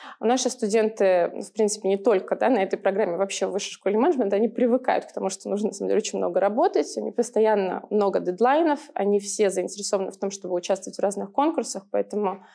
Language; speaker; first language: Russian; native; Russian